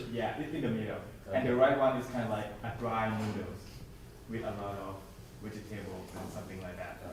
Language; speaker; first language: English; non-native, learner; Thai